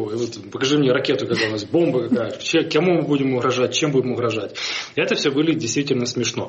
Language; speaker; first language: Russian; native; Russian